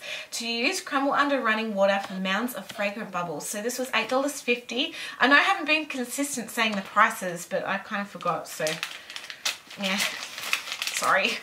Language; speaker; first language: English; native; English